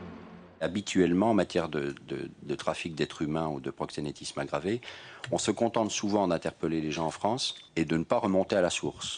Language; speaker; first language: French; native; French